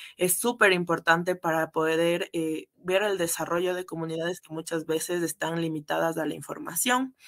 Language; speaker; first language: Spanish; native; Spanish